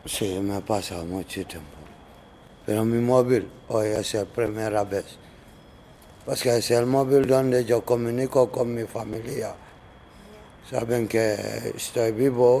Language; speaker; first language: Spanish; non-native, learner; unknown